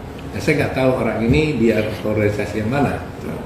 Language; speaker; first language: Indonesian; native; Indonesian